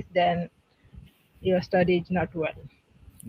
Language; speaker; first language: English; non-native, learner; Odia